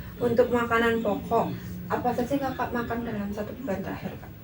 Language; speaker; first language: Indonesian; native; Indonesian